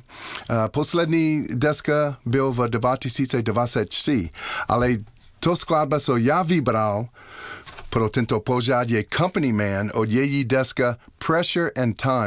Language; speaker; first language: Czech; non-native, learner; English